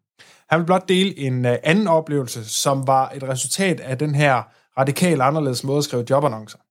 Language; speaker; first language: Danish; native; Danish